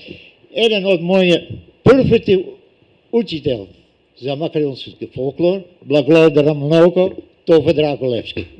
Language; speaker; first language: Macedonian; non-native, learner; Dutch